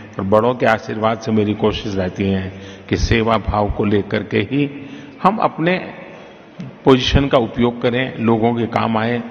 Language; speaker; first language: Hindi; non-native, local second language; Gujarati